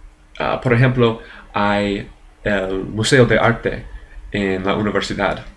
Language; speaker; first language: Spanish; non-native, learner; English